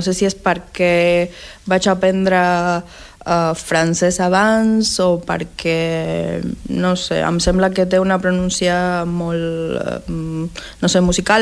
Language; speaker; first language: Catalan; non-native, fluent; Spanish